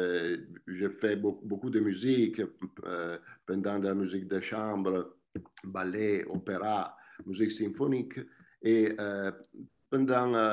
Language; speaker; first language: French; non-native, fluent; Italian